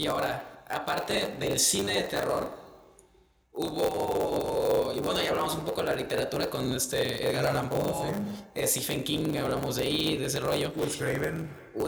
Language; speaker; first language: Spanish; native; Spanish